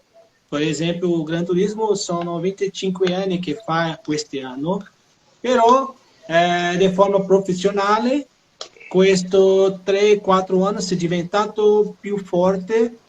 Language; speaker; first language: Italian; non-native, learner; Portuguese